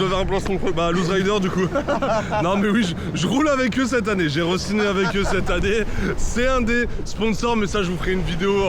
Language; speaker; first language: French; native; French